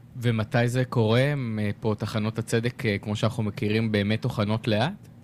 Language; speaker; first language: Hebrew; native; Hebrew